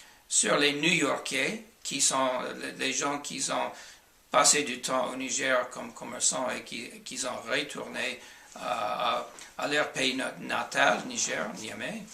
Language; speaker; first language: French; non-native, fluent; English